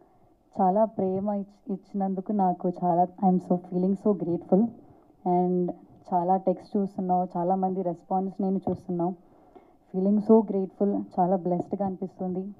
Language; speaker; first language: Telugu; non-native, learner; Malayalam